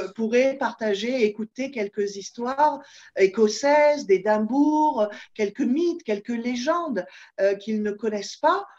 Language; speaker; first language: French; native; French